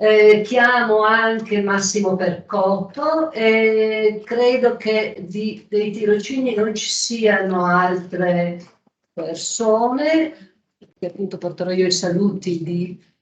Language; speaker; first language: Italian; native; Italian